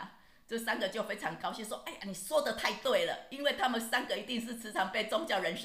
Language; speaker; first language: Chinese; native; Chinese